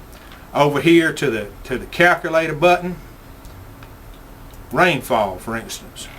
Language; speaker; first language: English; native; English